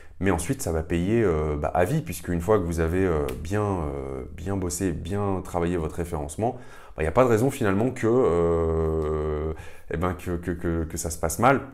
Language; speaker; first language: French; native; French